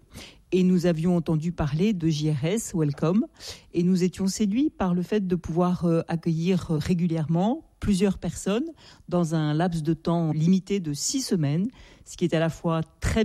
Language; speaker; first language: French; native; French